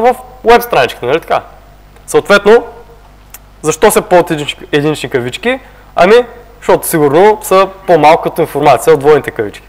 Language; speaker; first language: Bulgarian; native; Bulgarian